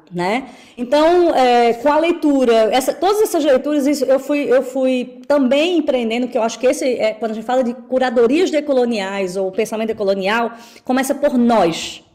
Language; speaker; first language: Portuguese; native; Portuguese